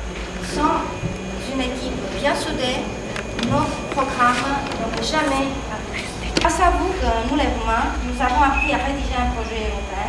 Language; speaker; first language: French; non-native, fluent; Romanian